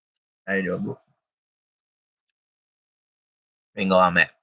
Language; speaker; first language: Japanese; non-native, learner; English